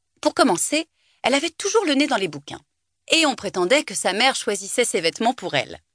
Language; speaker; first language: French; native; French